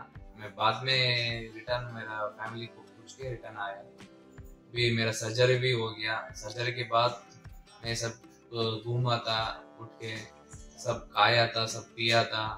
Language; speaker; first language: Hindi; non-native, local second language; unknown